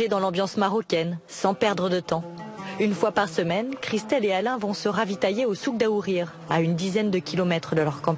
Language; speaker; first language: French; native; French